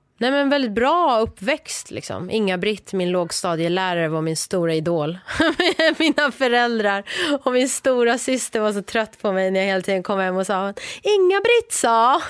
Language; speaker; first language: Swedish; early bilingual, other home language; Persian